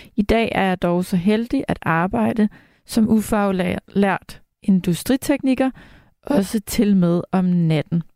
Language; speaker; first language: Danish; native; Danish